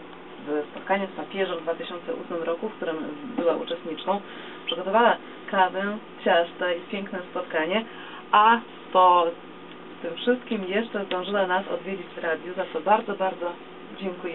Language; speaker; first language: Polish; native; Polish